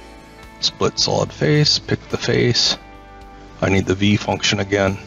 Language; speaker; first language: English; native; English